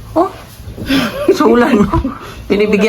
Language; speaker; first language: Filipino; native; Filipino